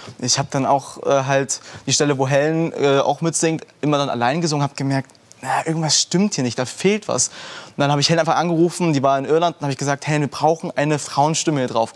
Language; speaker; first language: German; early bilingual, heritage; German